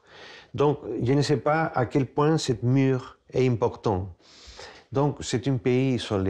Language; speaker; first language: French; non-native, fluent; Spanish